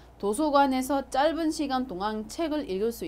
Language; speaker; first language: Korean; non-native, fluent; Arabic